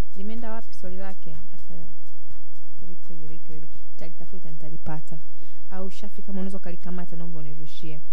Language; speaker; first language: Swahili; native; Swahili